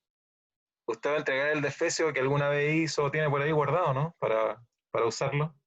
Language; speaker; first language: Spanish; native; Spanish